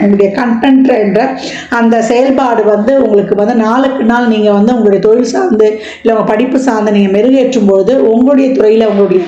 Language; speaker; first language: Tamil; native; Tamil